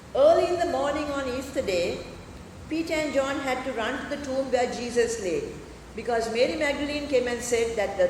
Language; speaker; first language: English; non-native, local second language; Sinhala